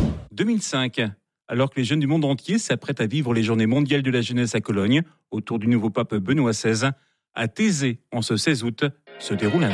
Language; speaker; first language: French; native; French